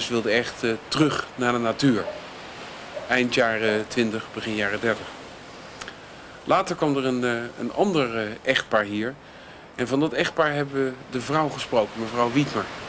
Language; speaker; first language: Dutch; native; Dutch